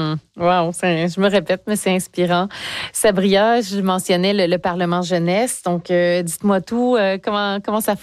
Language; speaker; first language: French; native; French